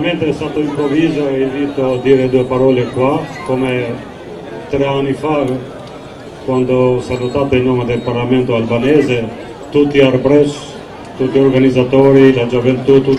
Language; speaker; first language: Italian; non-native, fluent; Albanian